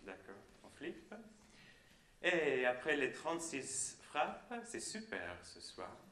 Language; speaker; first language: French; non-native, fluent; German